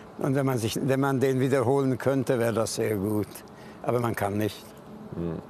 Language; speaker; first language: German; early bilingual, other home language; Hungarian